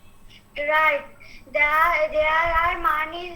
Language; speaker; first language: English; non-native, learner; Bangla